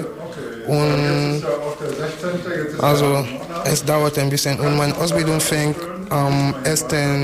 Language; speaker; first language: German; non-native, learner; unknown